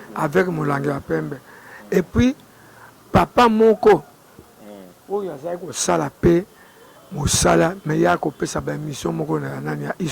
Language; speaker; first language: Lingala; non-native, local second language; Kongo